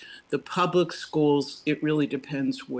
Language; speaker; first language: English; native; English